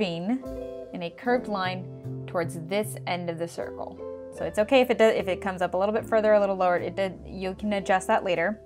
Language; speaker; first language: English; native; English